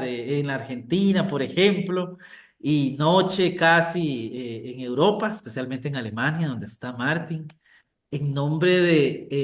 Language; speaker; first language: Spanish; native; Spanish